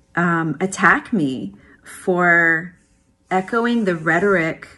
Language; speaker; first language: English; early bilingual, other home language; Persian